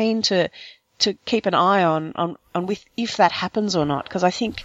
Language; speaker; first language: English; native; English